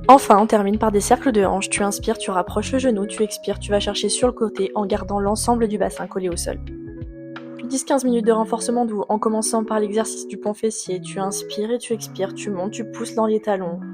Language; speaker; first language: French; native; French